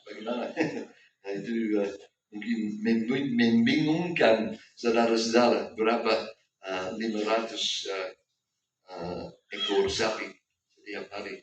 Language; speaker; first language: Indonesian; non-native, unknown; English